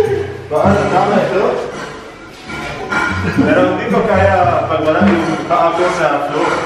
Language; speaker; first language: Filipino; non-native, learner; Arabic